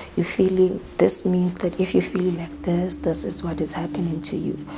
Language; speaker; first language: English; non-native, local second language; Southern Sotho